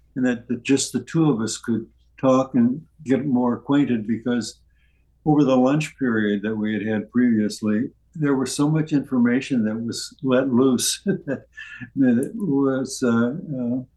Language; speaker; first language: English; native; English